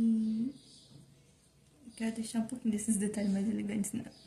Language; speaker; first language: Portuguese; native; Portuguese